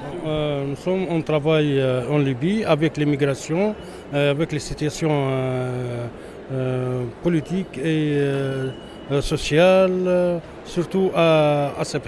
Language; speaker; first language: French; non-native, learner; Arabic